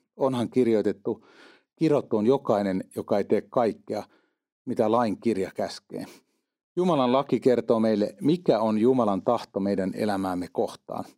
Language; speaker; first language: Finnish; native; Finnish